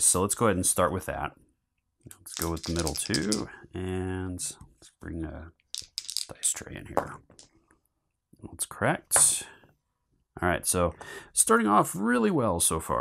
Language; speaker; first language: English; native; English